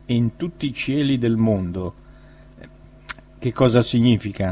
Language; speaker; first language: Italian; native; Italian